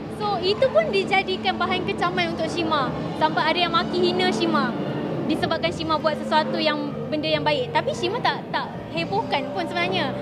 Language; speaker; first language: Malay; native; Malay